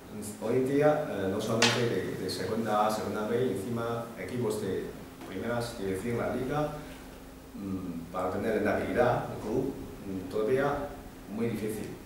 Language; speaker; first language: Spanish; non-native, fluent; Chinese